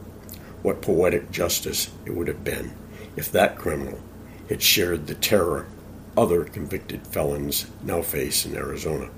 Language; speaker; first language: English; native; English